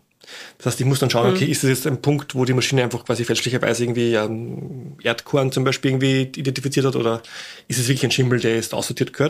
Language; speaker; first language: German; native; German